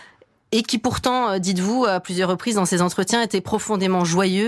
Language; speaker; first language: French; native; French